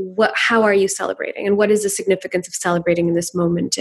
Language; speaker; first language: English; non-native, local second language; Urdu